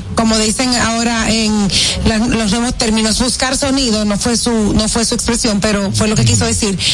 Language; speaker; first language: Spanish; native; Spanish